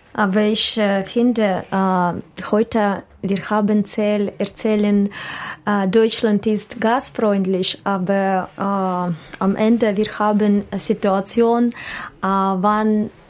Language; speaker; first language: German; non-native, learner; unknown